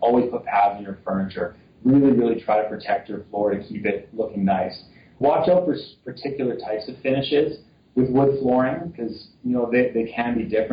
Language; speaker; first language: English; native; English